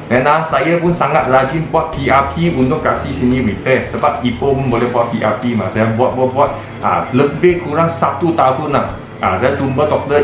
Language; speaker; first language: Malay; non-native, local second language; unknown